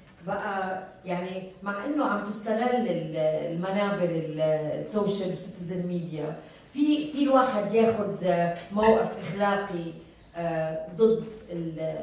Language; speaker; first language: Arabic; early bilingual, heritage; Arabic